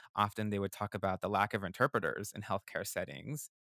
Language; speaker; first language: English; early bilingual, other home language; Spanish